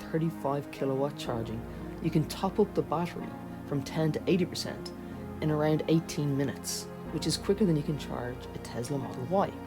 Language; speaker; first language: English; native; English